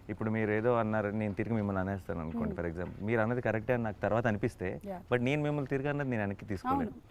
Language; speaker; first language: Telugu; native; Telugu